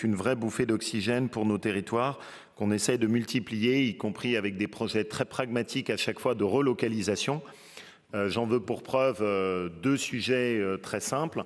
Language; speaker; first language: French; native; French